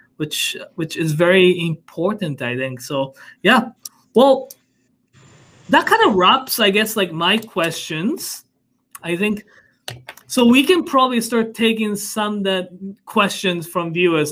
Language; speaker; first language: English; non-native, fluent; Japanese